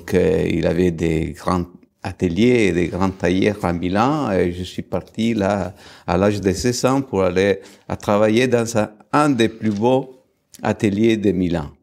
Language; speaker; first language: French; non-native, fluent; Italian